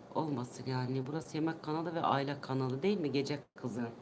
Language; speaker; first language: Turkish; non-native, local second language; Kurdish